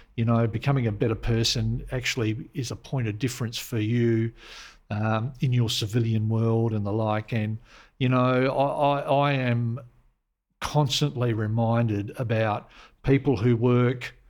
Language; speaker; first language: English; native; English